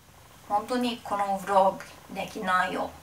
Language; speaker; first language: Japanese; non-native, learner; English